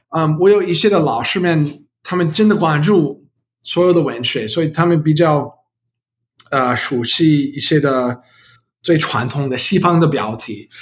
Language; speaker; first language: Chinese; non-native, learner; English